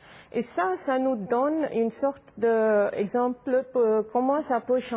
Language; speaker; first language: French; non-native, fluent; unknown